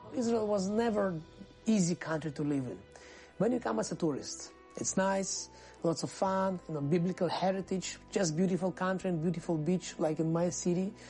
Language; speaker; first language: English; non-native, fluent; Russian